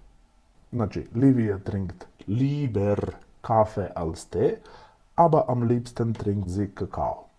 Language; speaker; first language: German; non-native, fluent; Macedonian